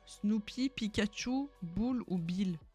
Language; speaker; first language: French; native; French